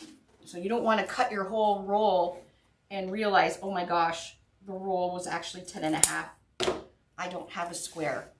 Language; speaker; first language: English; native; English